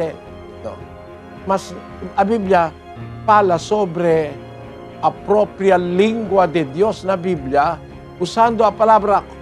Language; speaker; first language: Portuguese; non-native, learner; Filipino